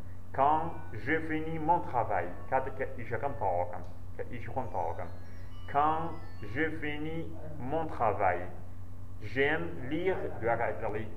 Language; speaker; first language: French; non-native, learner; Central Kurdish